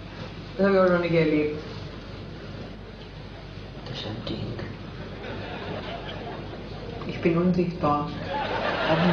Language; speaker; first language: German; native; German